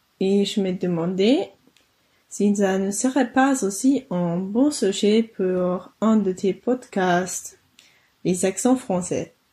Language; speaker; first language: French; non-native, fluent; German